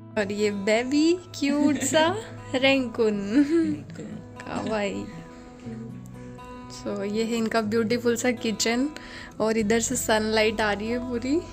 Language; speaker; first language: Hindi; native; Hindi